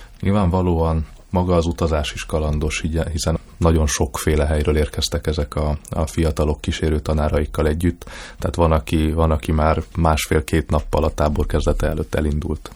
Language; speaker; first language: Hungarian; native; Hungarian